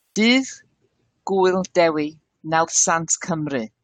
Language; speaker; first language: Welsh; non-native, learner; English